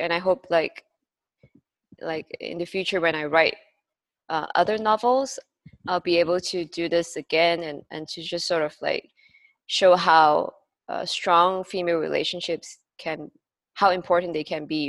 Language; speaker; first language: English; non-native, local second language; Cantonese